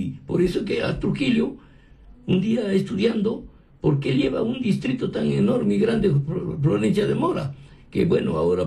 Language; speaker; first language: Spanish; native; Spanish